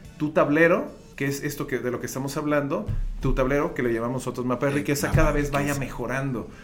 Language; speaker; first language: Spanish; native; Spanish